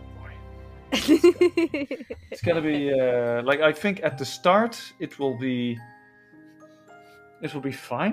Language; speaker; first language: English; non-native, fluent; Dutch